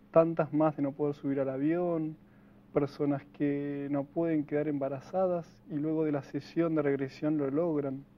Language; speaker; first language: Spanish; native; Spanish